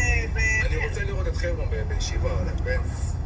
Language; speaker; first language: Hebrew; native; Hebrew